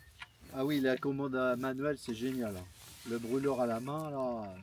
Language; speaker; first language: French; native; French